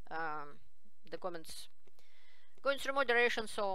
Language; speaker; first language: English; non-native, fluent; Russian